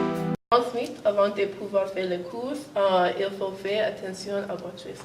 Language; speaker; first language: French; non-native, learner; English